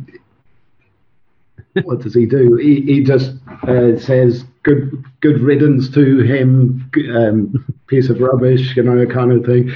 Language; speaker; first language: English; non-native, local second language; Swedish